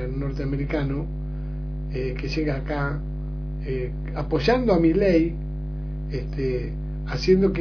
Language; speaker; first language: Spanish; native; Spanish